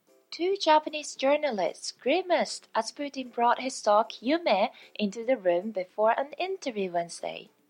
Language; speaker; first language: English; non-native, fluent; Japanese